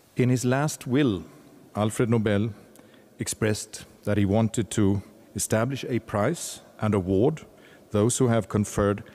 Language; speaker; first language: English; non-native, fluent; Swedish